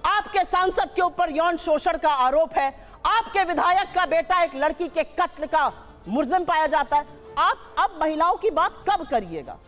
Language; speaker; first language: Hindi; native; Hindi